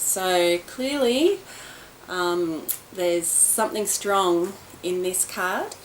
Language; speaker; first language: English; native; English